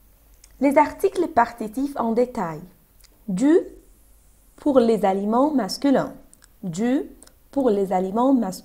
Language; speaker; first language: French; non-native, fluent; Arabic